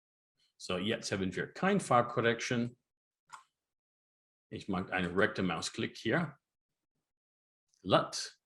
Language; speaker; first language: German; non-native, learner; English